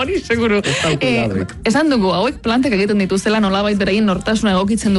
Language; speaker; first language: Basque; native; Basque